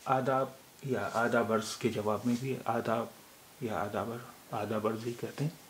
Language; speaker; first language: Hindi; native; Hindi